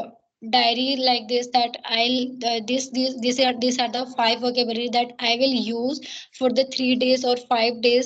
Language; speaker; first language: English; non-native, learner; Hindi